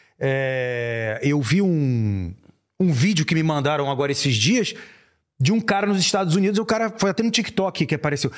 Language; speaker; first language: Portuguese; native; Portuguese